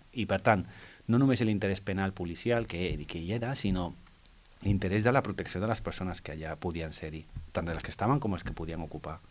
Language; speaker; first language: Catalan; non-native, local second language; Spanish